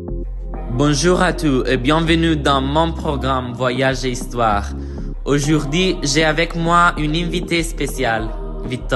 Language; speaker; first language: French; non-native, learner; Italian